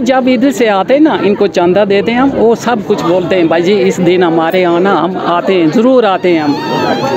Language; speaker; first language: Hindi; non-native, local second language; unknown